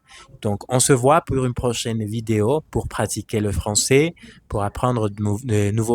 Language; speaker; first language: French; non-native, fluent; Spanish